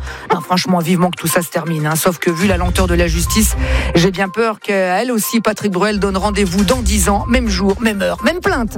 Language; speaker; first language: French; native; French